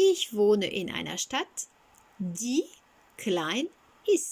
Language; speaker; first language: German; non-native, fluent; French